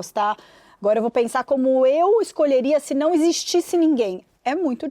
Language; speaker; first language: Portuguese; native; Portuguese